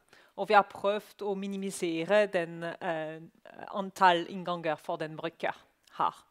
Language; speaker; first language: Norwegian; non-native, learner; French